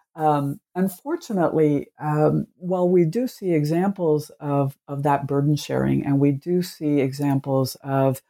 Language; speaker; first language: English; early bilingual, other home language; Spanish